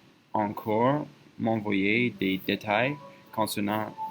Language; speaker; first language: French; non-native, fluent; English